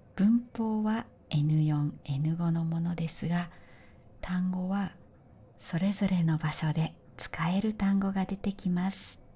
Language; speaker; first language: Japanese; native; Japanese